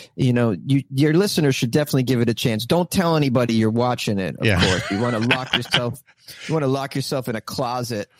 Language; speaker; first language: English; native; English